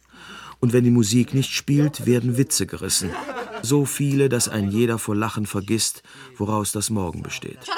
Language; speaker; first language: German; native; German